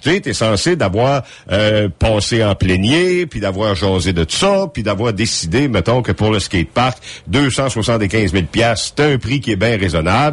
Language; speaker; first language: French; native; French